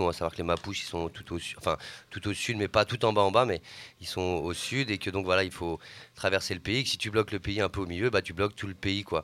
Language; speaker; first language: French; native; French